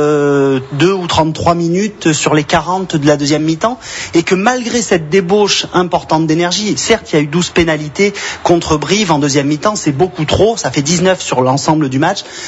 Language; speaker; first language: French; native; French